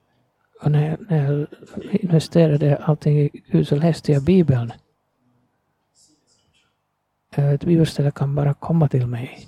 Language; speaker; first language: Swedish; non-native, fluent; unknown